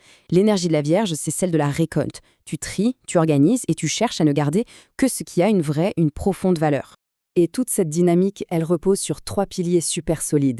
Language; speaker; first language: French; native; French